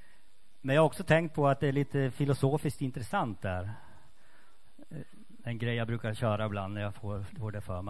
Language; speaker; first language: Swedish; native; Swedish